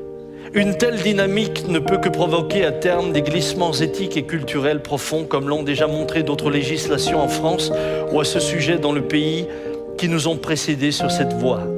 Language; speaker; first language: French; native; French